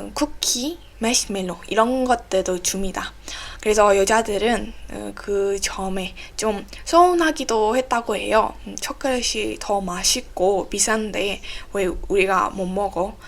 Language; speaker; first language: Korean; non-native, fluent; Burmese